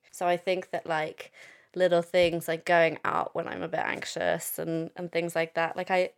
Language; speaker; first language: English; early bilingual, other home language; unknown